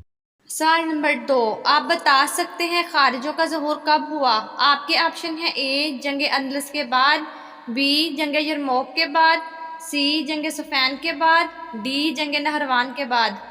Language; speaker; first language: Urdu; native; Urdu